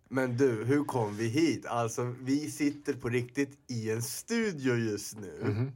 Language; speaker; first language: Swedish; native; Swedish